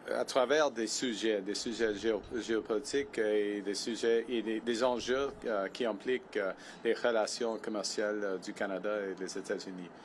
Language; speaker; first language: French; non-native, local second language; English